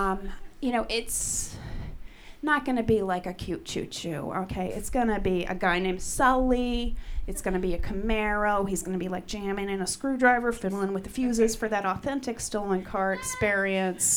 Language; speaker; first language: English; native; English